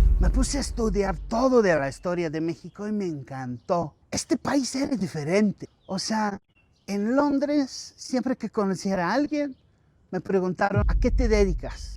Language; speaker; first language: Spanish; non-native, fluent; English